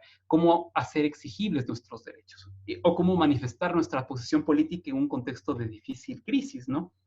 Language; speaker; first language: Spanish; native; Spanish